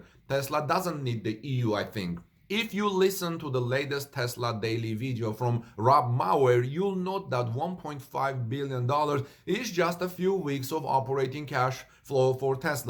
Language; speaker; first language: English; non-native, fluent; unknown